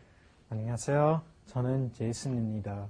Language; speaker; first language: Korean; non-native, learner; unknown